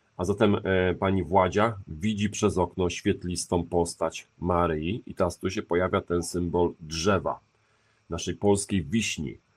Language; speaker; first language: Polish; native; Polish